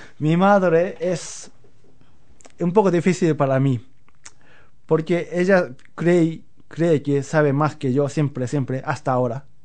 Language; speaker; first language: Spanish; non-native, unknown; Japanese